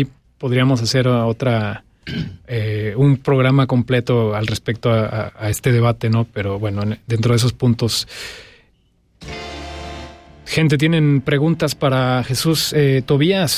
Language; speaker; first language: Spanish; native; Spanish